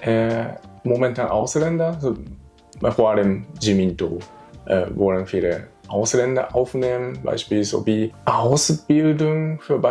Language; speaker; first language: German; non-native, learner; Japanese